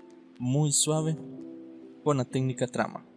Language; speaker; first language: Spanish; native; Spanish